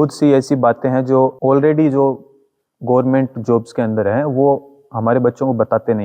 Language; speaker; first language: Hindi; native; Hindi